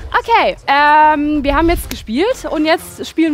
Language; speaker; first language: German; native; German